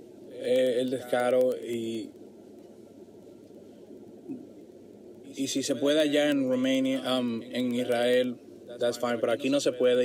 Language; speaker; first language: Spanish; native; Spanish